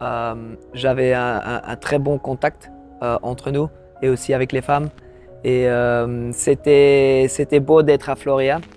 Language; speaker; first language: French; non-native, local second language; Dutch